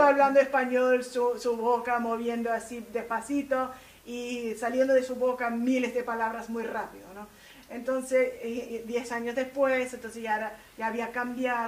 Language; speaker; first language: Spanish; early bilingual, heritage; Spanish